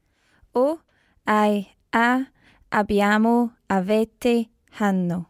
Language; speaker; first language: Italian; non-native, learner; English